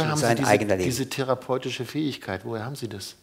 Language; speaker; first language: German; native; German